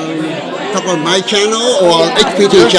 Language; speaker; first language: English; non-native, local second language; Vietnamese